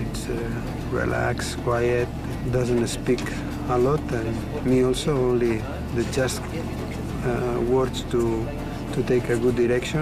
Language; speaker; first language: English; non-native, learner; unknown